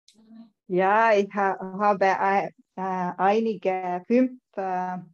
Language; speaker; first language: German; non-native, learner; Estonian